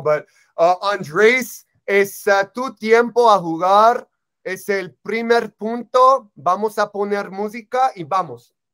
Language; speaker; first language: Spanish; non-native, learner; English